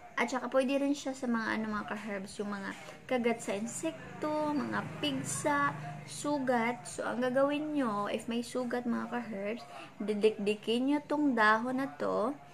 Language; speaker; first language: Filipino; non-native, local second language; Cebuano